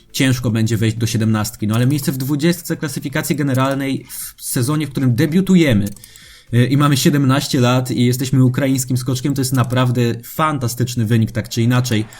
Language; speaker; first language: Polish; native; Polish